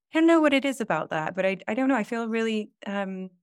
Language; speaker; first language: English; native; English